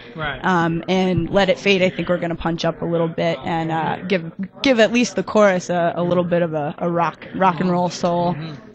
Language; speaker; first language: English; native; English